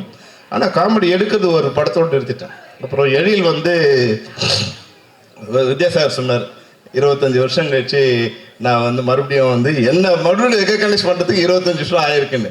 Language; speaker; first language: Tamil; native; Tamil